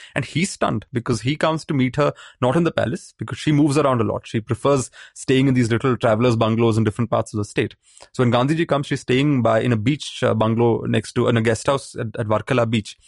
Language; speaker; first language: English; non-native, local second language; Malayalam